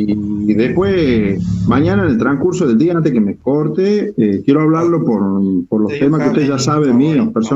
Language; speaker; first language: Spanish; native; Spanish